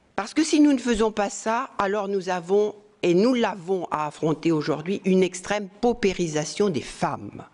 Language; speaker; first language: French; native; French